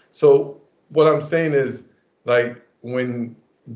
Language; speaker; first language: English; native; English